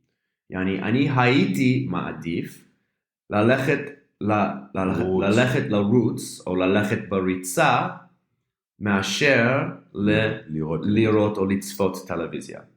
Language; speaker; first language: Hebrew; non-native, fluent; English